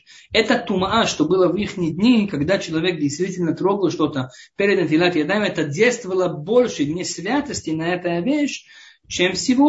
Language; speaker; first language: Russian; early bilingual, heritage; Hebrew